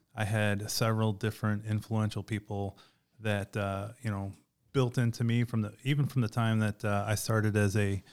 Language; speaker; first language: English; native; English